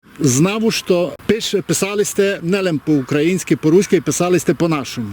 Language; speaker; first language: Ukrainian; native; Ukrainian